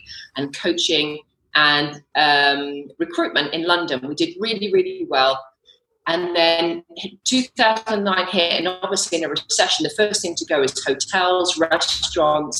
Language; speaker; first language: English; native; English